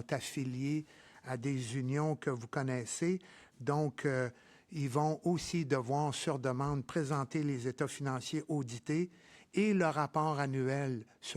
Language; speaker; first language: French; native; French